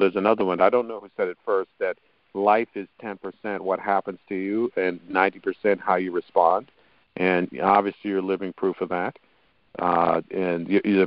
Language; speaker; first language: English; native; English